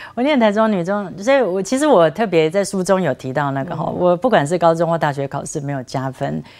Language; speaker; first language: Chinese; native; Chinese